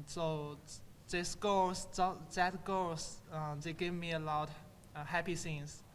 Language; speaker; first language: English; non-native, learner; Chinese